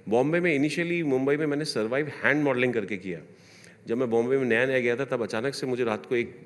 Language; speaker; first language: Hindi; native; Hindi